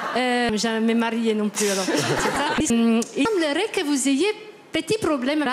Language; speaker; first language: French; non-native, fluent; Dutch